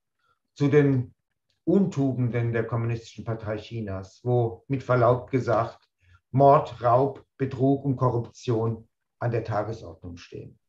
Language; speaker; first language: German; native; German